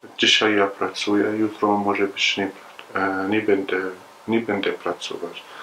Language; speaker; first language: Polish; non-native, learner; Arabic